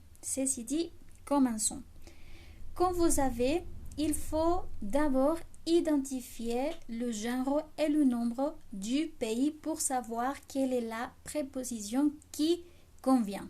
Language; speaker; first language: French; non-native, fluent; Spanish